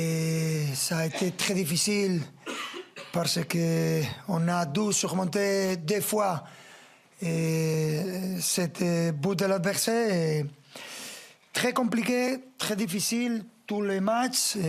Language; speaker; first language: French; non-native, fluent; Spanish